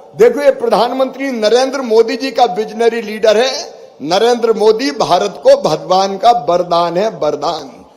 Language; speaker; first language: Hindi; native; Hindi